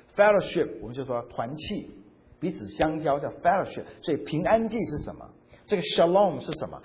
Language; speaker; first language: Chinese; native; Chinese